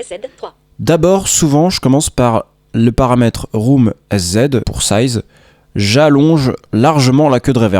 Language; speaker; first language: French; native; French